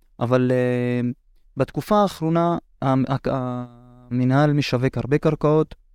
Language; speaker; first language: Hebrew; non-native, local second language; Arabic